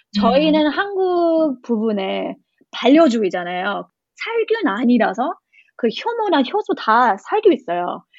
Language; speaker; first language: Korean; non-native, learner; English